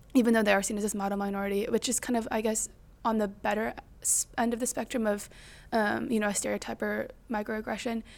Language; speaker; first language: English; native; English